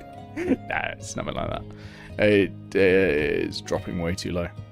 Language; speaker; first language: English; native; English